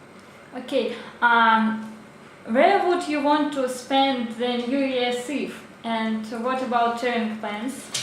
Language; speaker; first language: English; non-native, learner; Russian